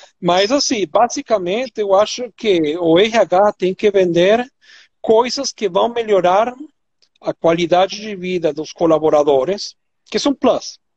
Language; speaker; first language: Portuguese; non-native, fluent; Spanish